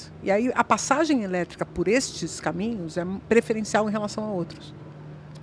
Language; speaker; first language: Portuguese; native; Portuguese